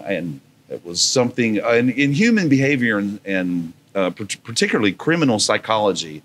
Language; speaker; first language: English; native; English